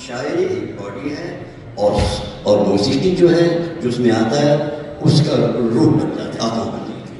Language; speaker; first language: Urdu; non-native, fluent; Persian